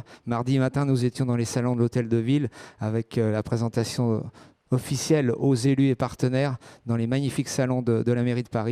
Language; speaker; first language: French; native; French